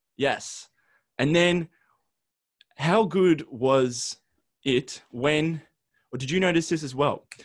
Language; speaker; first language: English; early bilingual, other home language; Ukrainian